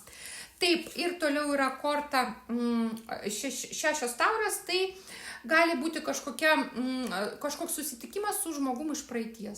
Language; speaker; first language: Lithuanian; native; Lithuanian